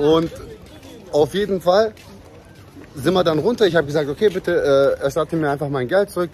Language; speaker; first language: German; early bilingual, other home language; Turkish